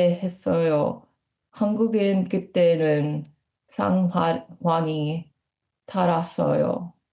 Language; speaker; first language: Korean; non-native, learner; English